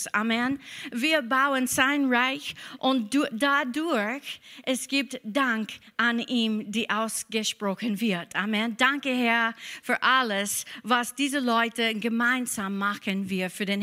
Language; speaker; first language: German; non-native, fluent; English